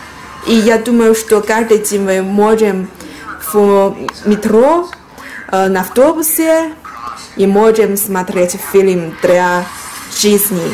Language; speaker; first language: Russian; non-native, learner; Chinese